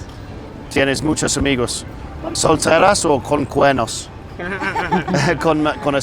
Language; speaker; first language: Spanish; non-native, learner; English